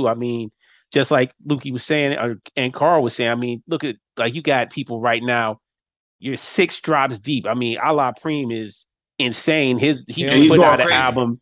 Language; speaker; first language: English; native; English